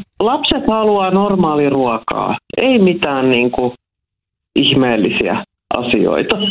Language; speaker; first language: Finnish; non-native, local second language; Swedish